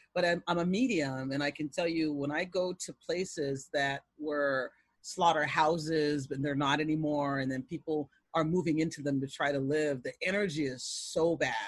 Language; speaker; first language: English; native; English